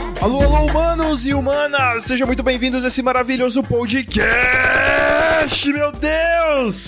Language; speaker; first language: Portuguese; native; Portuguese